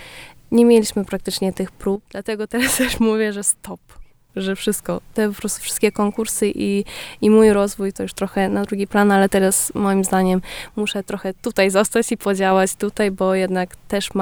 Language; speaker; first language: Polish; early bilingual, heritage; Polish